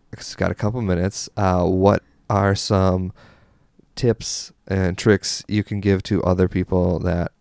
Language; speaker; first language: English; native; English